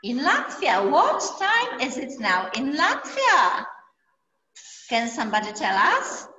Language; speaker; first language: English; non-native, fluent; Polish